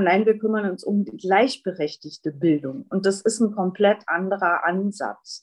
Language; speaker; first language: German; native; German